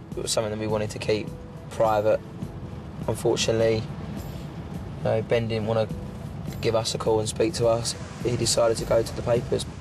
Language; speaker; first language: English; native; English